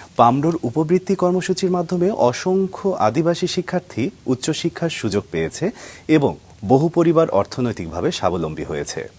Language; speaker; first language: Bangla; native; Bangla